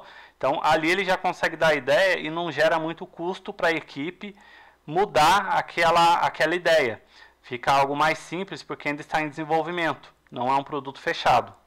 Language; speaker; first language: Portuguese; native; Portuguese